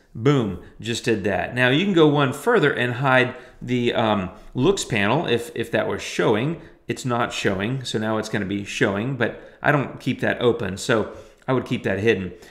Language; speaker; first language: English; native; English